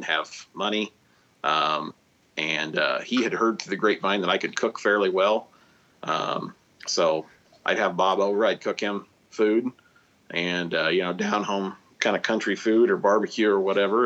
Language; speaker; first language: English; native; English